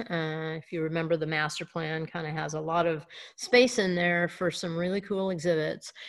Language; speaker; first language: English; native; English